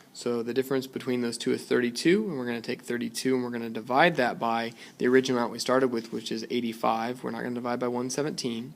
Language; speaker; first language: English; native; English